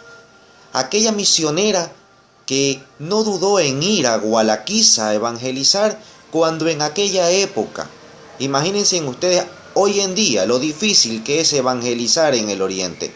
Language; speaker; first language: Spanish; native; Spanish